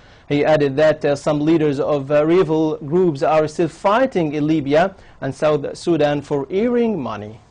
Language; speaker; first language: English; non-native, local second language; Arabic